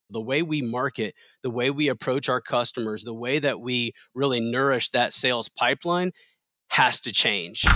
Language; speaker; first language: English; native; English